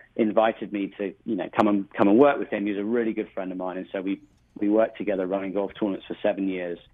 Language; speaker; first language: English; native; English